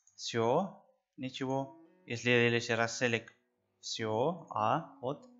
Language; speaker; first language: Russian; non-native, learner; Spanish